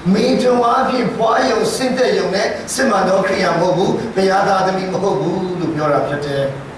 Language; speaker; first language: Burmese; non-native, local second language; Hindi